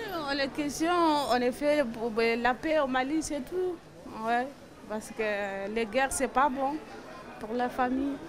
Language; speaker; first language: French; non-native, learner; Bambara